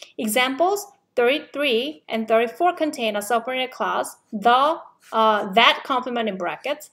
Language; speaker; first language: English; non-native, fluent; Korean